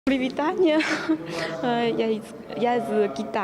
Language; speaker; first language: Russian; non-native, learner; Chinese